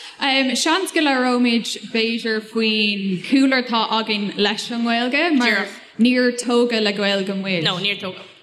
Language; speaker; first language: Irish; non-native, local second language; English